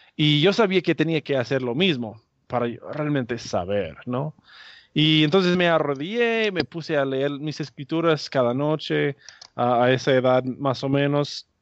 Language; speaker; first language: Spanish; non-native, fluent; English